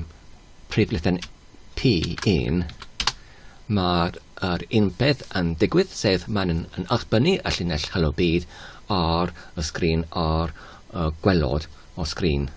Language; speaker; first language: Welsh; non-native, learner; English